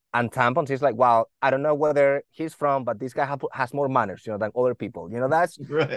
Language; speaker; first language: English; non-native, fluent; Spanish